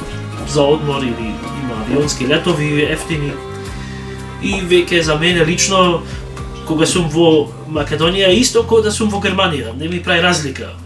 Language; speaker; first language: Macedonian; early bilingual, heritage; Macedonian